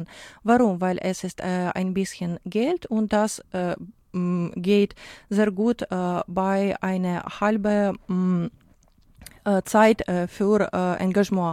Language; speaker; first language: German; non-native, learner; Ukrainian